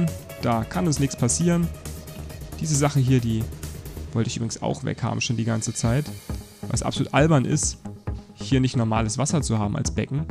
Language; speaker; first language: German; native; German